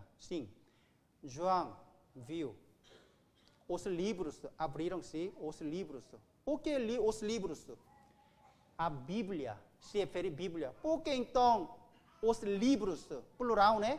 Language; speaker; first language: Portuguese; non-native, learner; Korean